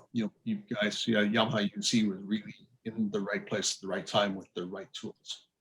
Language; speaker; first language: English; native; English